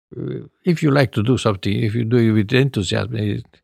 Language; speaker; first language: English; non-native, fluent; Italian